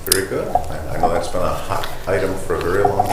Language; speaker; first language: English; native; English